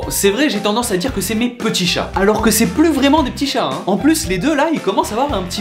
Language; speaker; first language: French; native; French